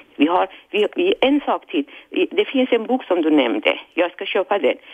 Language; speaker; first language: Swedish; non-native, fluent; Persian